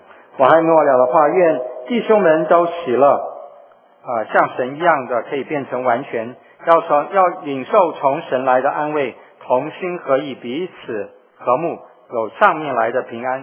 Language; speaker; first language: Chinese; native; Chinese